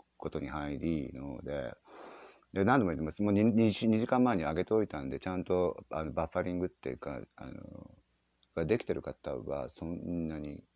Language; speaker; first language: Japanese; native; Japanese